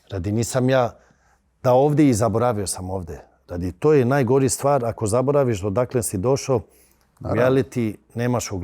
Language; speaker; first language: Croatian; early bilingual, heritage; Bosnian